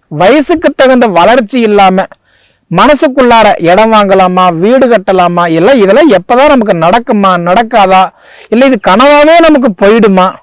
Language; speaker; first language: Tamil; native; Tamil